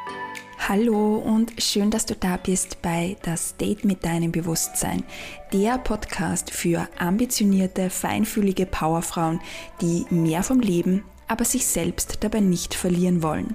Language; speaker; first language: German; native; German